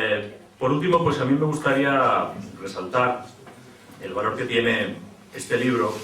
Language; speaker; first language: Spanish; native; Spanish